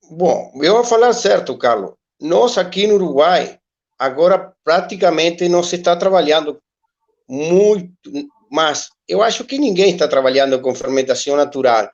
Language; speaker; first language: Portuguese; non-native, learner; Spanish